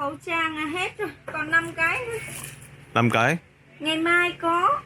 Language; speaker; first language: Vietnamese; native; Vietnamese